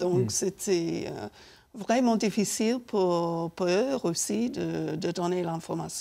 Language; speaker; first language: French; non-native, fluent; English